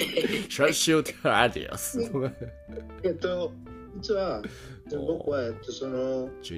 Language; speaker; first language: Japanese; non-native, learner; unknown